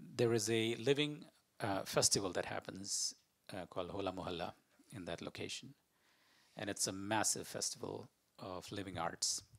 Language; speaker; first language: English; non-native, local second language; Malayalam